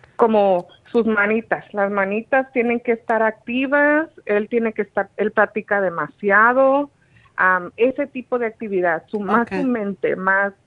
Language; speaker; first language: Spanish; native; Spanish